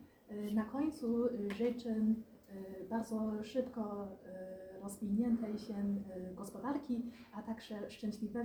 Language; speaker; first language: Polish; non-native, fluent; Chinese